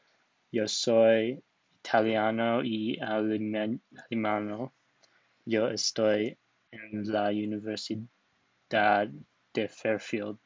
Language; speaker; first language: Spanish; non-native, learner; English